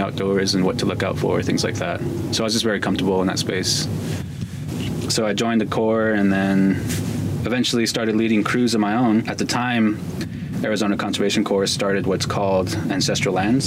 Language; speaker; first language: English; native; English